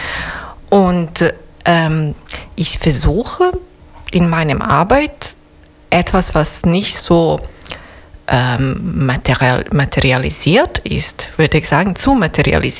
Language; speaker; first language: German; non-native, fluent; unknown